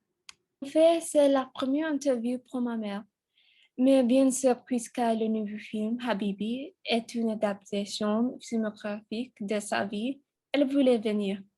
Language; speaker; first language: French; non-native, learner; English